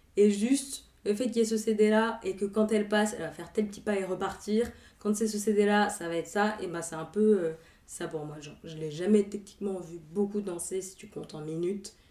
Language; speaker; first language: French; native; French